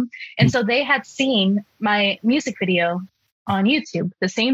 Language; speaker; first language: English; early bilingual, other home language; Chinese